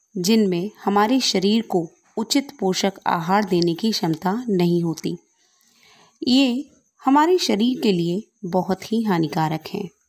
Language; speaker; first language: Hindi; native; Hindi